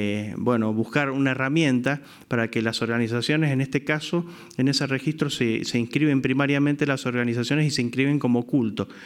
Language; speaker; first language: Spanish; native; Spanish